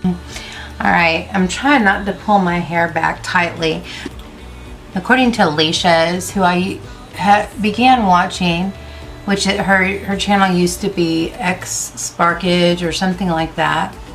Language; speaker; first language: English; native; English